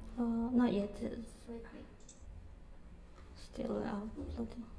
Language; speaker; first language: English; non-native, learner; Indonesian